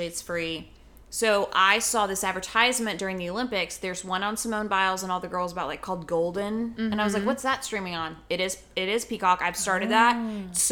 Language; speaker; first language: English; native; English